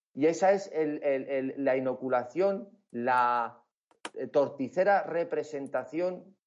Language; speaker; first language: Spanish; native; Spanish